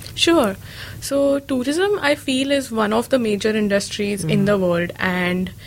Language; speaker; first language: English; non-native, local second language; Marathi